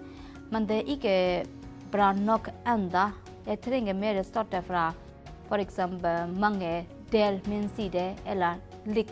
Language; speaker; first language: Norwegian; non-native, learner; Burmese